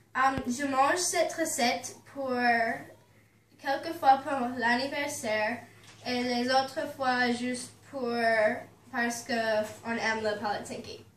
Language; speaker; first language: French; non-native, learner; English